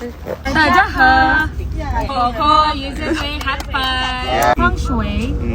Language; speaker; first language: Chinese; non-native, learner; Filipino